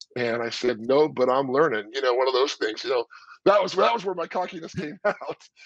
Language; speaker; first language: English; native; English